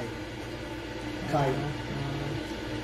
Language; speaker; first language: Korean; non-native, learner; Turkish